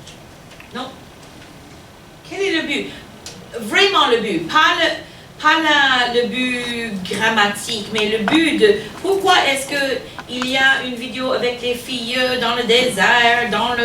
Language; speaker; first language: French; non-native, fluent; English